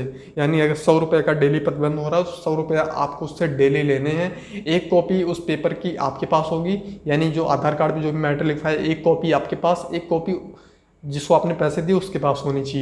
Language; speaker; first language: Hindi; native; Hindi